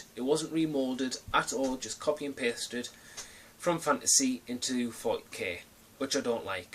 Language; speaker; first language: English; native; English